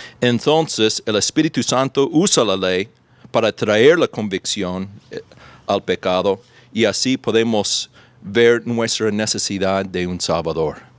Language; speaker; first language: Spanish; non-native, fluent; English